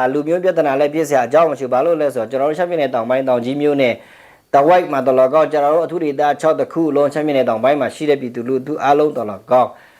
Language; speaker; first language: Burmese; non-native, local second language; Pa'o Karen